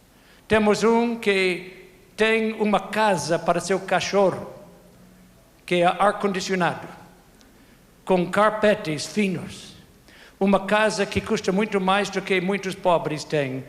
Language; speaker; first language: Portuguese; non-native, fluent; English